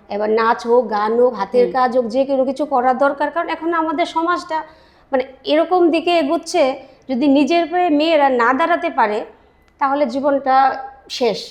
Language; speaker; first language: Bangla; native; Bangla